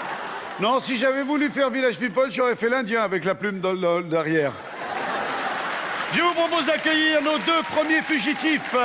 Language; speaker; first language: French; native; French